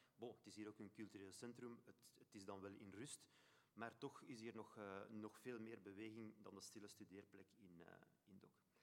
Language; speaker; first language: Dutch; native; Dutch